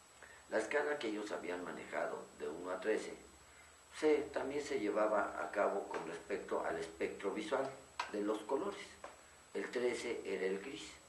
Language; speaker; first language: Spanish; native; Spanish